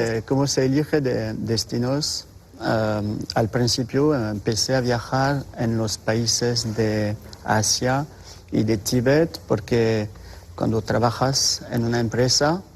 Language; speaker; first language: Spanish; non-native, fluent; French